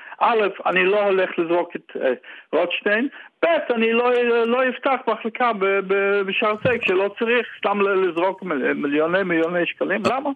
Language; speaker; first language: Hebrew; non-native, fluent; Yiddish